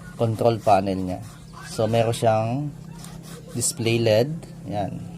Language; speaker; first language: Filipino; non-native, local second language; Bikol